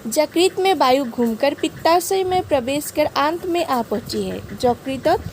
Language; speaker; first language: Hindi; non-native, local second language; Assamese